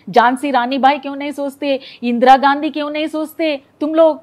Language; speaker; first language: Hindi; non-native, local second language; Telugu